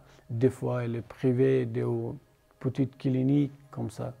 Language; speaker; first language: French; non-native, learner; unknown